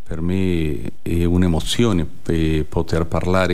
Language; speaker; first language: Italian; non-native, learner; Spanish